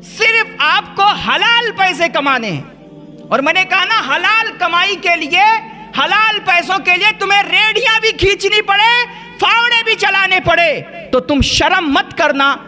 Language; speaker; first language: Urdu; native; Urdu